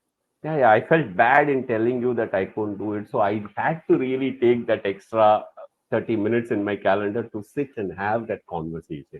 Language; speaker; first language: English; non-native, local second language; Tamil